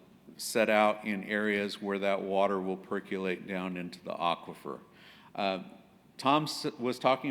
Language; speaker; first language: English; native; English